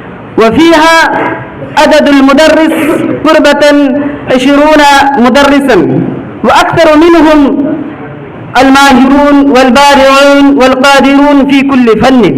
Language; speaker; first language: Arabic; non-native, learner; Bangla